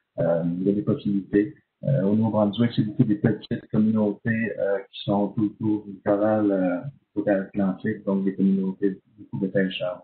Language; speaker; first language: French; native; French